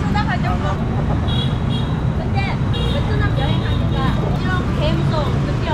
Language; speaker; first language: Korean; non-native, learner; Vietnamese